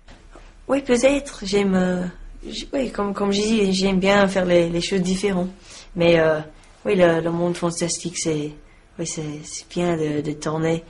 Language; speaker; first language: French; non-native, learner; English